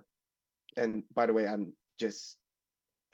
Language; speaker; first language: English; non-native, local second language; Cantonese